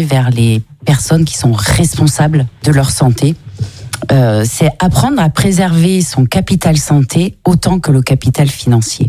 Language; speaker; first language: French; native; French